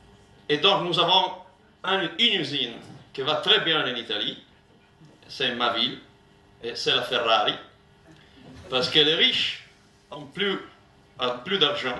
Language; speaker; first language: French; non-native, learner; Italian